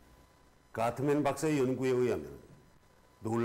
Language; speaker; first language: Korean; native; Korean